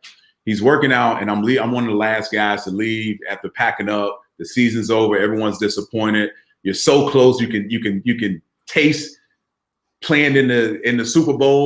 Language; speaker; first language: English; native; English